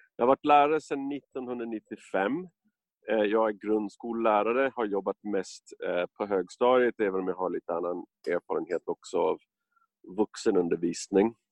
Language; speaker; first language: Swedish; non-native, fluent; English